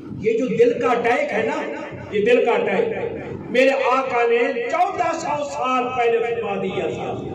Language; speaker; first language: Urdu; non-native, local second language; Punjabi